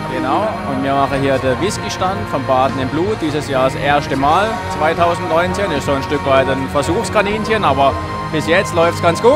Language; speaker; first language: German; native; German